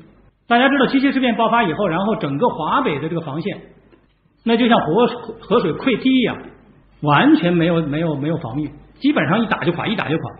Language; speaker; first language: Chinese; native; Chinese